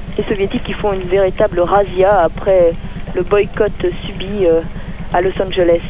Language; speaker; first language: French; native; French